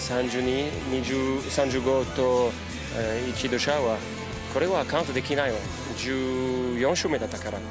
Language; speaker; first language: Japanese; non-native, learner; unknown